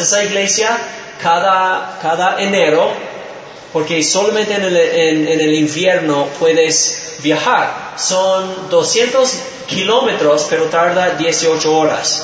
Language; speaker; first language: Spanish; non-native, fluent; English